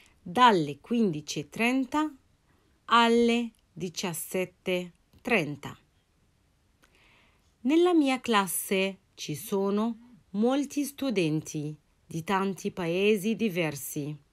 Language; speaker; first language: Italian; non-native, fluent; Arabic